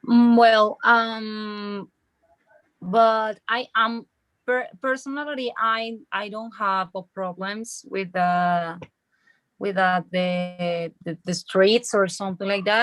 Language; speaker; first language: English; non-native, learner; Spanish